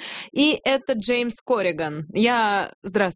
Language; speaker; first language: Russian; native; Russian